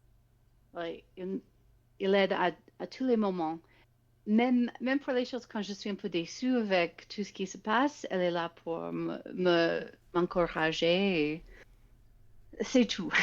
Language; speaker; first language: French; non-native, fluent; English